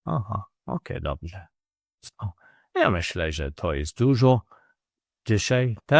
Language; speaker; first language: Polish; non-native, learner; English